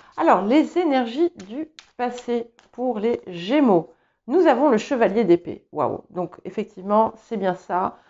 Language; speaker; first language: French; early bilingual, other home language; English